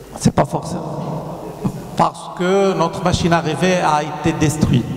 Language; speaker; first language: French; non-native, local second language; Arabic